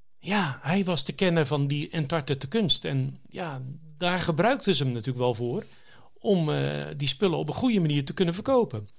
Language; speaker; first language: Dutch; native; Dutch